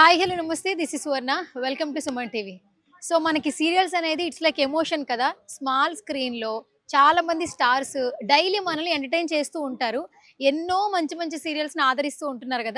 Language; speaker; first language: Telugu; native; Telugu